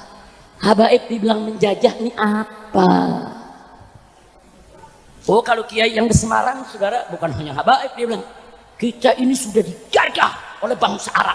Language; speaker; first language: Indonesian; native; Indonesian